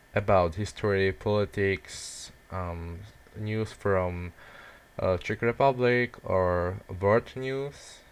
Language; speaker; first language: English; non-native, learner; Czech